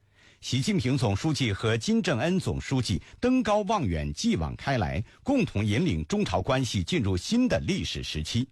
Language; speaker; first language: Chinese; native; Chinese